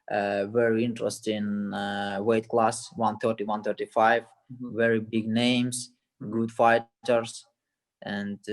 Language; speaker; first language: English; non-native, learner; Russian